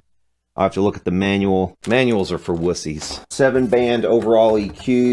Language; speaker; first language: English; native; English